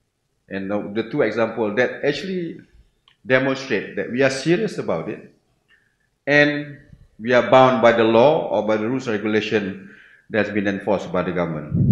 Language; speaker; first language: English; non-native, local second language; Malay